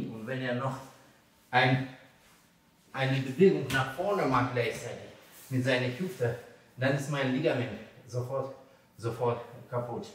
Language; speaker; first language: German; non-native, fluent; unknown